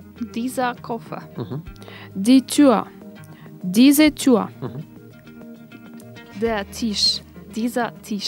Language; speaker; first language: German; non-native, learner; Russian